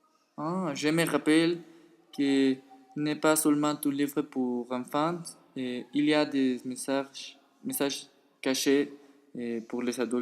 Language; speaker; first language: French; non-native, learner; Spanish